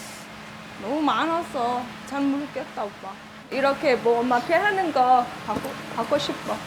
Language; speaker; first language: Korean; non-native, learner; Thai